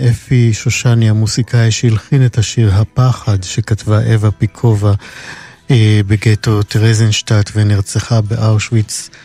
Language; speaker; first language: Hebrew; native; Hebrew